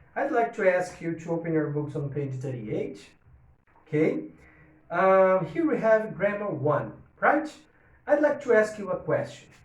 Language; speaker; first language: English; non-native, fluent; Portuguese